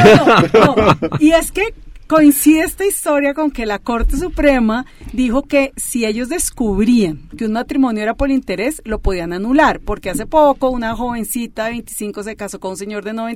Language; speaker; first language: Spanish; native; Spanish